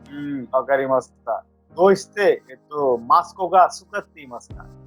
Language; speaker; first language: Japanese; non-native, fluent; Bangla